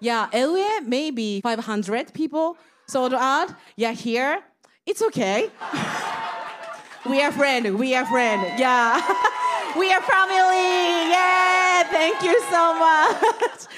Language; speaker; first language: English; non-native, learner; Japanese